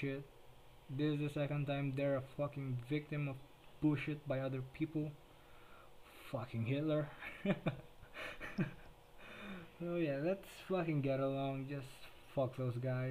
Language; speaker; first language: English; non-native, local second language; Filipino